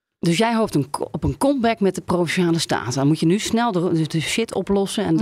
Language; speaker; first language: Dutch; native; Dutch